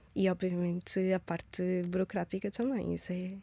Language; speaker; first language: Portuguese; early bilingual, other home language; Romanian